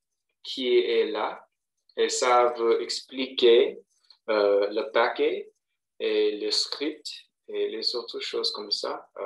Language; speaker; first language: French; non-native, fluent; English